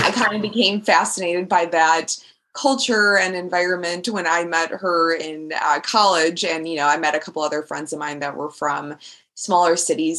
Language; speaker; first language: English; native; English